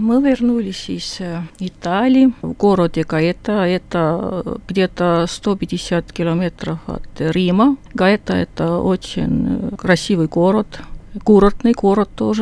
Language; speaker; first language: Russian; non-native, learner; Estonian